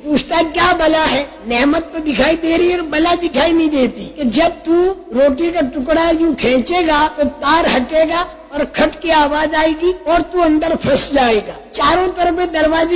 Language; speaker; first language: Urdu; native; Urdu